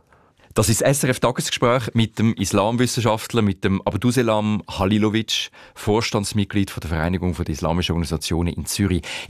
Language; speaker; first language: German; native; German